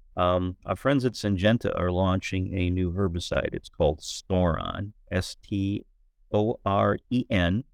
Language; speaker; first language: English; native; English